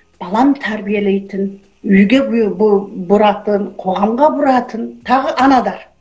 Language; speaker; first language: Kazakh; early bilingual, heritage; Kazakh